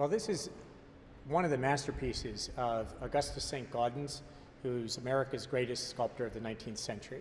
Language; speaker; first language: English; native; English